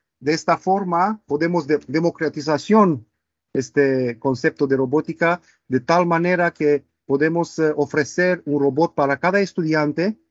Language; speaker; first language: Spanish; non-native, fluent; Romanian